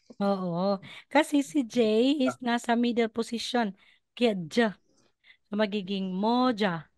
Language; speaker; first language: Filipino; non-native, local second language; Cebuano